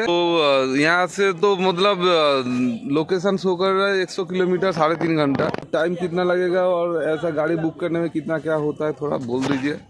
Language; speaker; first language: Hindi; non-native, local second language; Bangla